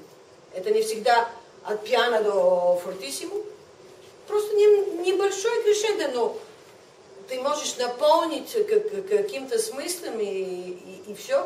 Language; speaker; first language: Russian; non-native, fluent; Bulgarian